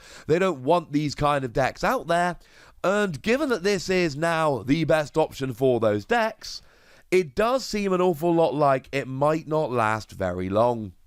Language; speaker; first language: English; native; English